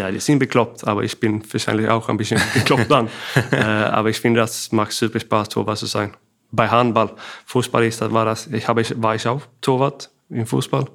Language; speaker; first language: German; non-native, fluent; Swedish